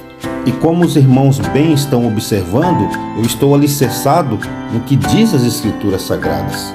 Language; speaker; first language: Portuguese; native; Portuguese